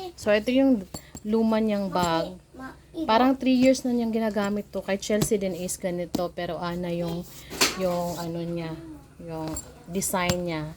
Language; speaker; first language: Filipino; non-native, local second language; Cebuano